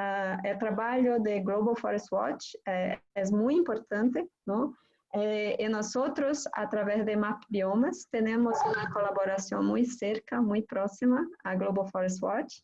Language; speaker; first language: Spanish; non-native, fluent; Portuguese